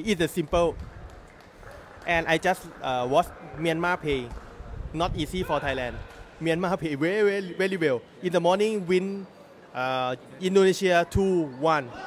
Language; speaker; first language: English; non-native, learner; Thai